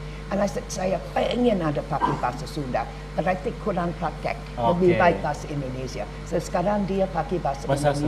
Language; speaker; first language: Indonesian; non-native, learner; English